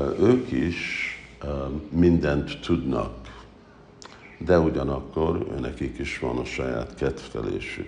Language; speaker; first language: Hungarian; early bilingual, heritage; Hungarian